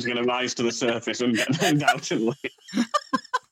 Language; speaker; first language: English; native; English